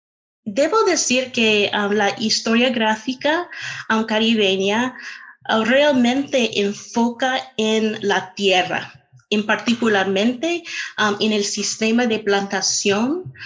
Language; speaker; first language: Spanish; non-native, fluent; English